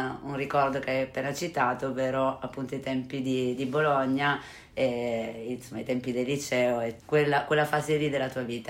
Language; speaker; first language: Italian; native; Italian